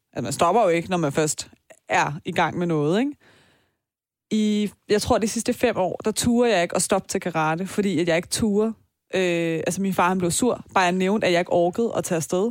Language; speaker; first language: Danish; early bilingual, other home language; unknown